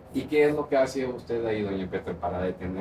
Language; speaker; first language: Spanish; native; Spanish